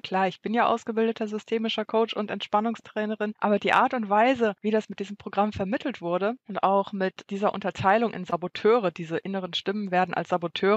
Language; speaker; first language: German; native; German